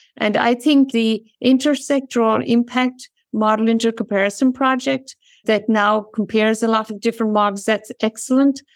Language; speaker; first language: English; native; English